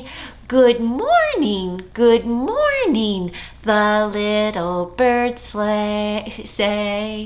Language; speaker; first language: English; native; English